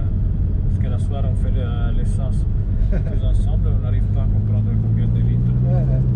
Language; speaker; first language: French; non-native, fluent; Italian